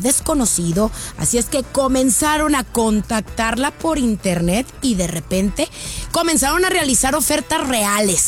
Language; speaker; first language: Spanish; native; Spanish